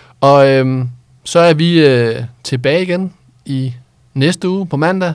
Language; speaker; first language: Danish; native; Danish